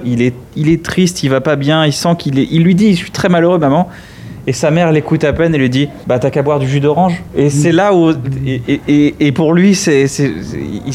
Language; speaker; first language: French; native; French